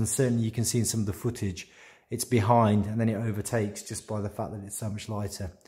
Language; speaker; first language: English; native; English